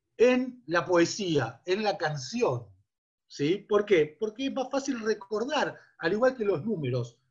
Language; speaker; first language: Spanish; native; Spanish